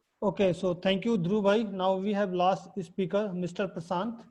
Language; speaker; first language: English; non-native, learner; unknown